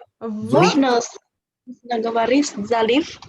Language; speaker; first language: Russian; non-native, learner; Vietnamese